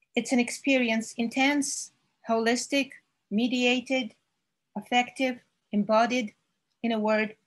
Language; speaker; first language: English; non-native, fluent; Russian